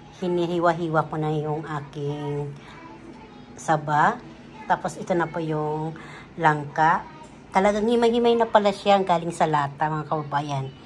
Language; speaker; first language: Filipino; native; Filipino